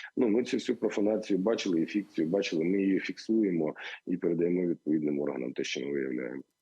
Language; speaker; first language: Ukrainian; non-native, local second language; Russian